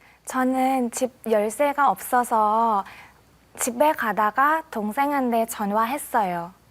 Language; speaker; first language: Korean; non-native, learner; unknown